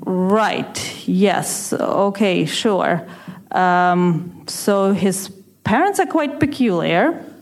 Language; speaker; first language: English; non-native, fluent; Russian